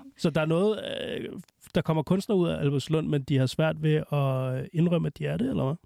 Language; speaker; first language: Danish; native; Danish